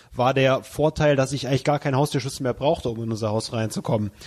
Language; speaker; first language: German; native; German